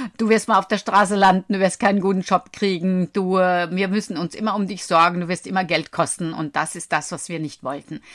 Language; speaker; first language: German; native; German